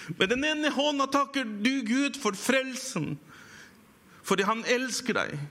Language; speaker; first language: Norwegian; non-native, fluent; Spanish